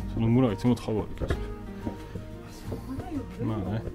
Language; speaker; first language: Japanese; non-native, learner; French